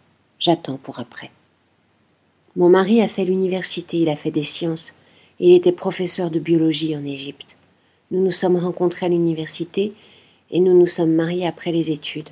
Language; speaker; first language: French; non-native, learner; Arabic